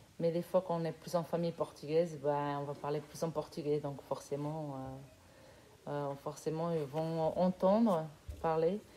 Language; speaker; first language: French; non-native, fluent; Portuguese